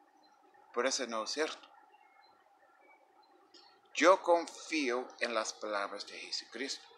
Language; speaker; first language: Spanish; non-native, fluent; English